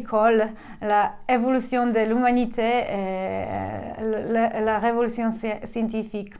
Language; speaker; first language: French; non-native, fluent; Polish